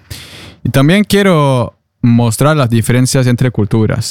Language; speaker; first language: Spanish; non-native, fluent; Norwegian